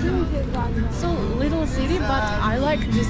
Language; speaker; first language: English; non-native, learner; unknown